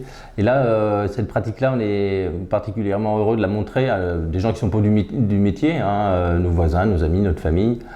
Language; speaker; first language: French; native; French